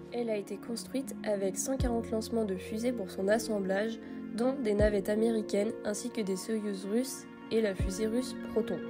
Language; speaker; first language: French; native; French